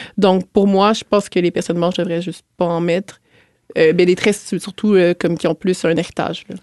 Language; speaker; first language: French; native; French